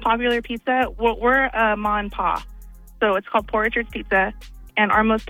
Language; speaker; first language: English; native; English